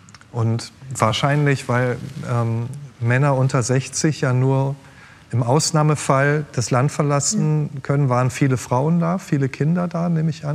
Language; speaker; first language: German; native; German